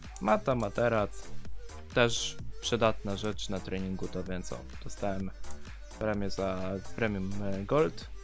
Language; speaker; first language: Polish; native; Polish